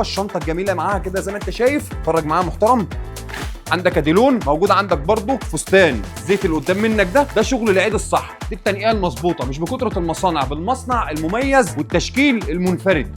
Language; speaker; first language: Arabic; native; Arabic